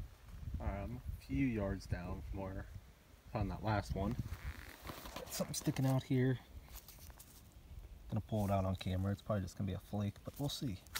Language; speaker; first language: English; native; English